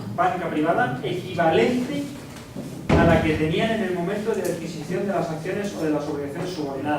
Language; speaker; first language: Spanish; non-native, local second language; Catalan